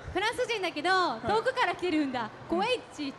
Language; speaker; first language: Japanese; native; Japanese